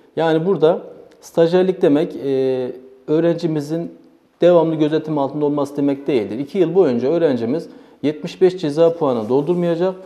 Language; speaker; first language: Turkish; early bilingual, heritage; Turkish